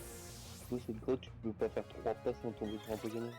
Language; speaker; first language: French; native; French